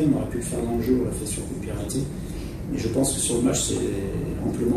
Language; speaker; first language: French; native; French